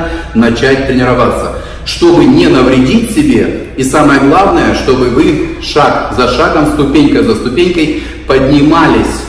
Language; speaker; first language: Russian; native; Russian